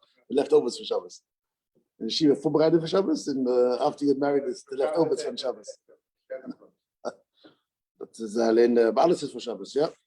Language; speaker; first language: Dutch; non-native, learner; English